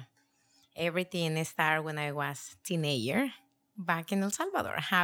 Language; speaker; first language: English; non-native, learner; Spanish